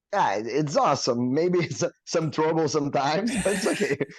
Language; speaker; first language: English; non-native, learner; Portuguese